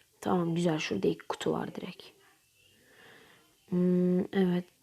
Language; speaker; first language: Turkish; native; Turkish